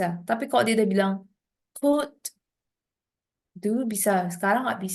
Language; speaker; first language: Indonesian; native; Indonesian